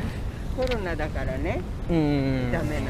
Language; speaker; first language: Japanese; native; Japanese